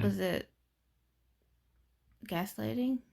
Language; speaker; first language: English; native; English